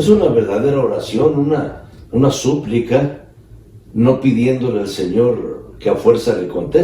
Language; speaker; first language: Spanish; native; Spanish